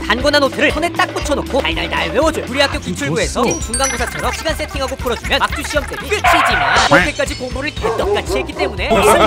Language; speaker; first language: Korean; native; Korean